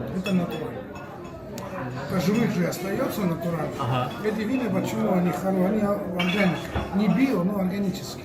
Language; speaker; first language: Russian; non-native, fluent; Georgian